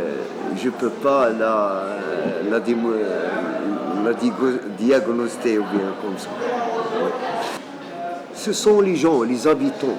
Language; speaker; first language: French; non-native, local second language; Arabic